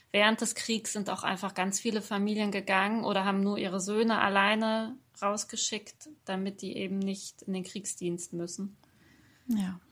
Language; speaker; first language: German; early bilingual, other home language; Persian